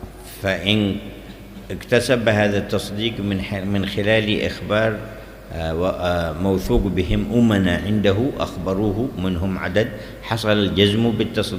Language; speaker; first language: Arabic; native; Arabic